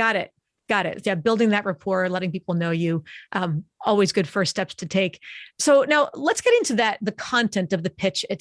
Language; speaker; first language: English; native; English